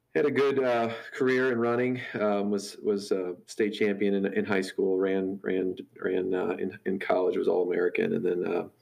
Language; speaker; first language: English; native; English